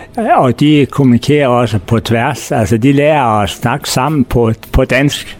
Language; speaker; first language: Danish; native; Danish